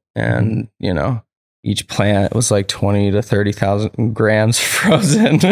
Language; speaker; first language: English; native; English